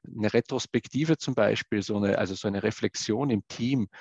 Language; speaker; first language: German; native; German